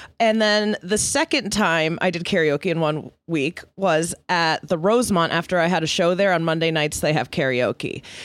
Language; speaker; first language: English; native; English